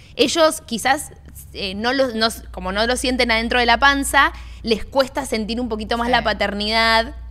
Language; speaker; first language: Spanish; native; Spanish